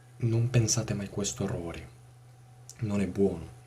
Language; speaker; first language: Italian; non-native, learner; Spanish